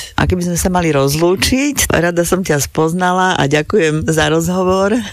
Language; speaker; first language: Slovak; native; Slovak